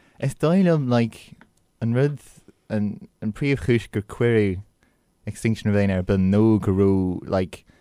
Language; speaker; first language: Irish; non-native, local second language; English